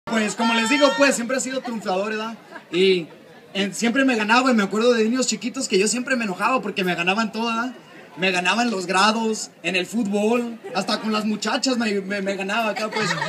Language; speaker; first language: Spanish; early bilingual, heritage; Spanish